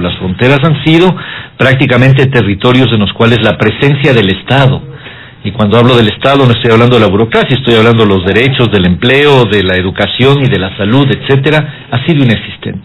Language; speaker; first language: Spanish; native; Spanish